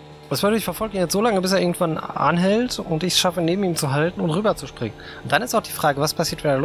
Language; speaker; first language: German; native; German